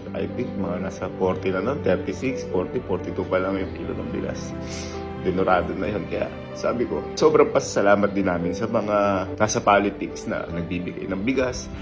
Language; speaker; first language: Filipino; native; Filipino